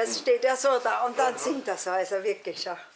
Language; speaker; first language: German; native; German